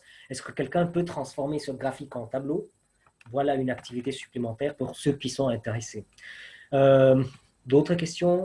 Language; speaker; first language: French; non-native, fluent; Arabic